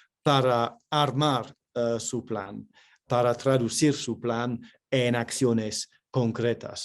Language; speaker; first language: Spanish; non-native, fluent; English